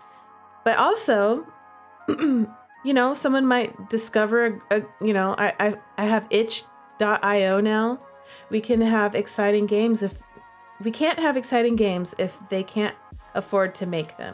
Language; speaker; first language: English; native; English